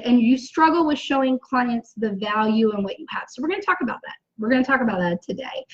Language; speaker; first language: English; native; English